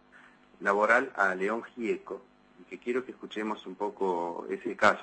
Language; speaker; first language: Spanish; native; Spanish